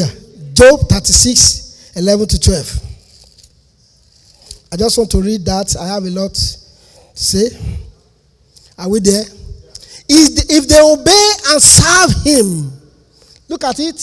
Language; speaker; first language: English; non-native, local second language; Yoruba